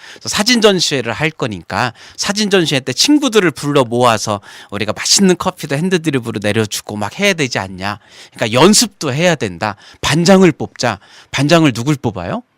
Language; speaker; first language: Korean; native; Korean